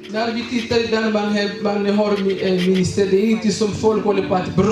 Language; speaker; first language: Swedish; non-native, learner; Swahili